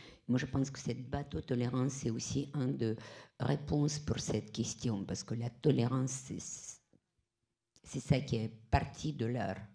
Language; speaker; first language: French; non-native, fluent; Russian